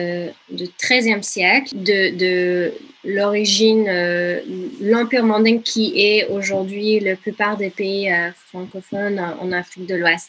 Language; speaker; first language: French; non-native, fluent; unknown